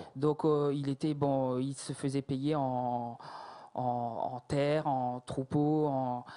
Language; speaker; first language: French; native; French